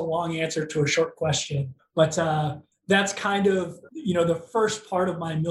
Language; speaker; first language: English; native; English